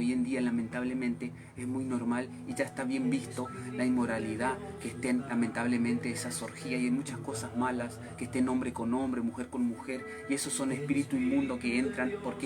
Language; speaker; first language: Spanish; native; Spanish